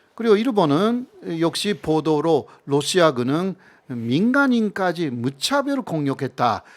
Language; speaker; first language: Korean; non-native, fluent; Japanese